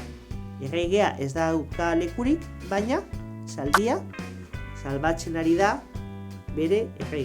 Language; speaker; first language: Basque; non-native, local second language; Spanish